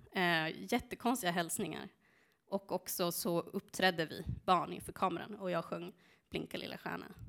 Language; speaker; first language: Swedish; early bilingual, other home language; Spanish